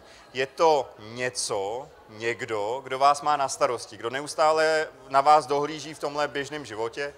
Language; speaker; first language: Czech; native; Czech